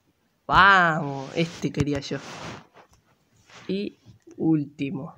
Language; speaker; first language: Spanish; native; Spanish